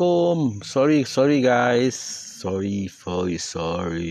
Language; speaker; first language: English; non-native, local second language; Malay